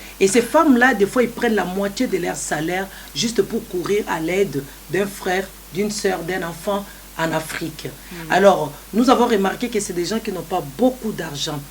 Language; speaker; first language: French; non-native, local second language; Lingala